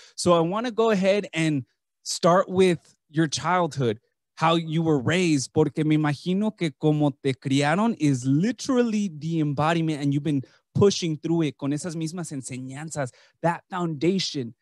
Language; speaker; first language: English; early bilingual, other home language; Spanish